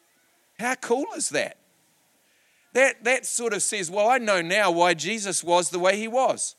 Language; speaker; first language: English; native; English